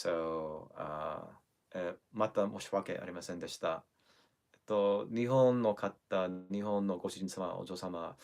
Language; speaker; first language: Japanese; non-native, learner; English